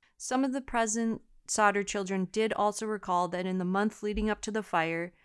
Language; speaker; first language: English; native; English